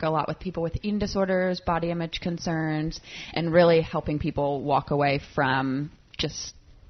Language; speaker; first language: English; native; English